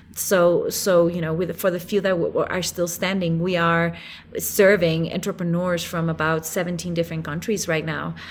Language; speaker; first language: English; non-native, fluent; Spanish